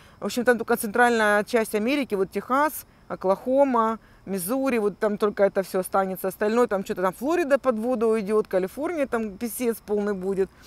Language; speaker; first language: Russian; native; Russian